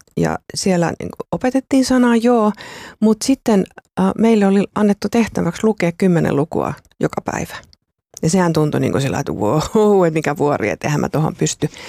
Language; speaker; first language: Finnish; native; Finnish